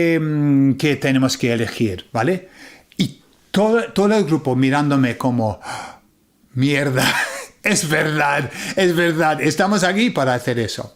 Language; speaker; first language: Spanish; non-native, fluent; English